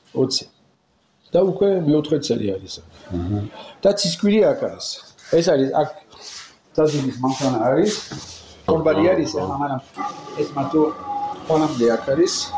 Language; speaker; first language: Georgian; non-native, learner; French